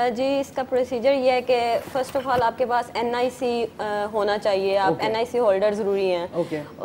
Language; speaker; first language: Urdu; native; Urdu